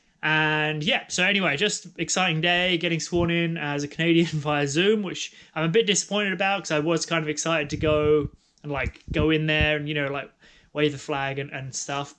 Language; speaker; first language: English; native; English